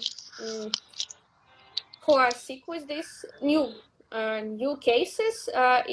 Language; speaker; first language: English; non-native, learner; Russian